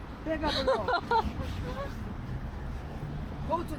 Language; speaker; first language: Korean; non-native, learner; Japanese